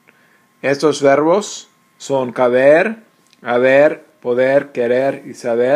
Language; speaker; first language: Spanish; non-native, fluent; English